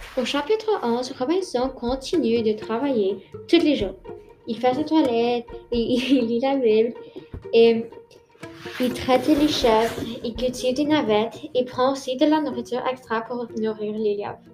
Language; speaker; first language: French; non-native, local second language; English